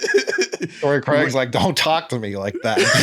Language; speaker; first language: English; native; English